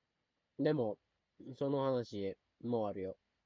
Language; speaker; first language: Japanese; non-native, learner; Filipino